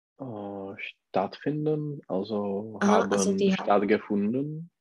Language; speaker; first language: German; non-native, learner; Czech